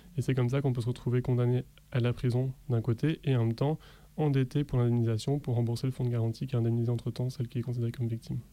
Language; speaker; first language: French; native; French